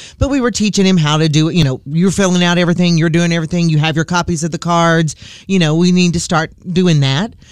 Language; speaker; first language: English; native; English